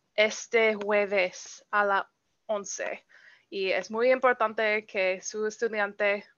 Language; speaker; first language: Spanish; non-native, learner; English